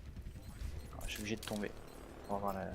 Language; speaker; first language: French; native; French